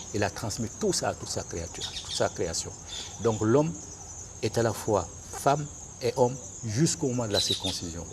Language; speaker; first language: French; non-native, local second language; Bambara